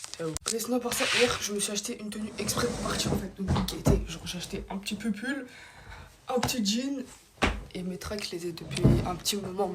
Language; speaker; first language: French; native; French